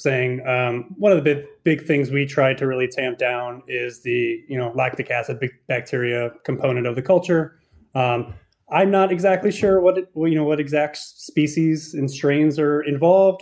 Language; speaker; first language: English; native; English